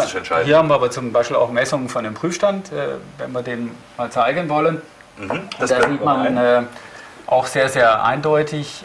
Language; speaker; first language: German; native; German